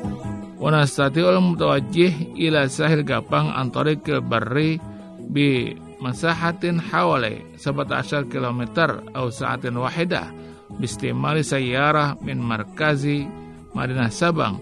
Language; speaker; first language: Arabic; non-native, fluent; Indonesian